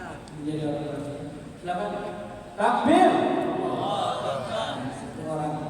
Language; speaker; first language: Indonesian; native; Indonesian